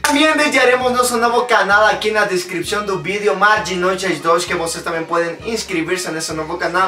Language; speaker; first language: Portuguese; non-native, learner; Spanish